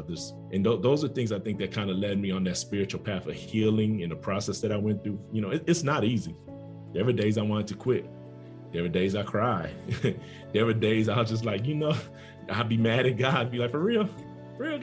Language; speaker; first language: English; native; English